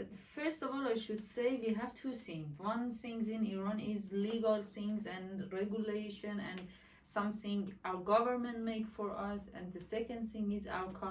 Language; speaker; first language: English; non-native, learner; Persian